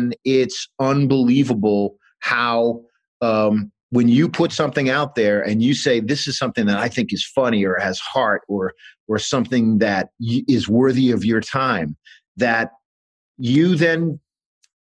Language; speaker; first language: English; native; English